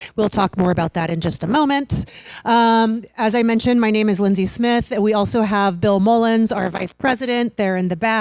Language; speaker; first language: English; native; English